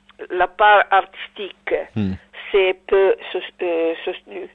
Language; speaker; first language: French; non-native, learner; Italian